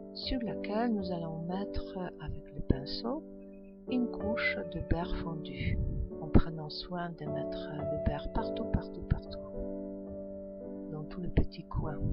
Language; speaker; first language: French; non-native, fluent; Polish